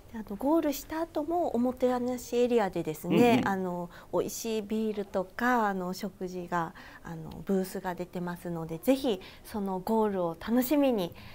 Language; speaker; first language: Japanese; native; Japanese